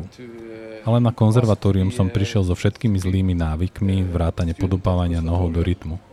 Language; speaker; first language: Slovak; non-native, fluent; Norwegian